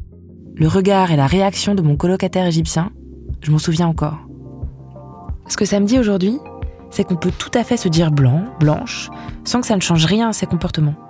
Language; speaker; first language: French; native; French